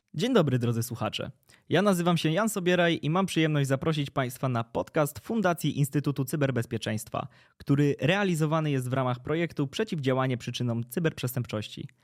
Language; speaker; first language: Polish; native; Polish